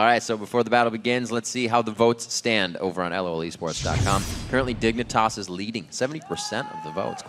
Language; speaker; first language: English; native; English